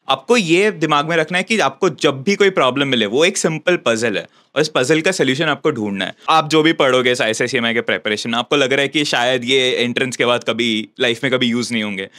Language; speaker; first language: Hindi; non-native, local second language; Bangla